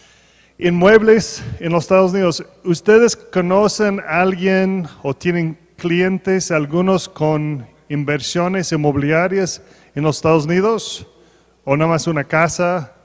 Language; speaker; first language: Spanish; non-native, fluent; English